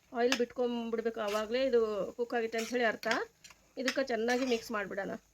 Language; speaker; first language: Kannada; non-native, local second language; Urdu